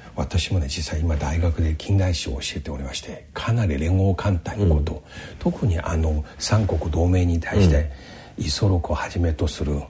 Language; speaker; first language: Japanese; non-native, fluent; Chinese